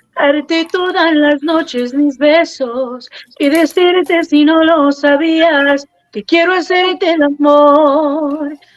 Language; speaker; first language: Spanish; early bilingual, heritage; Spanish